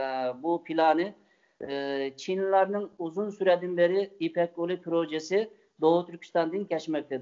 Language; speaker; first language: Turkish; non-native, fluent; Uyghur